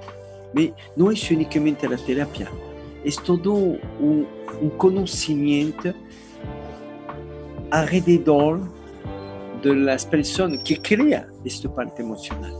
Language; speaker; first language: Spanish; non-native, learner; French